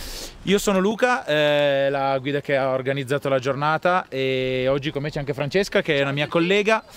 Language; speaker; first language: Italian; native; Italian